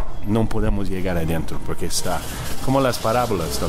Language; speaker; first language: Spanish; early bilingual, heritage; Spanish